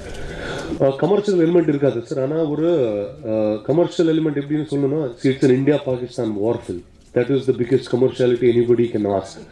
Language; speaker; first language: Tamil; non-native, local second language; Telugu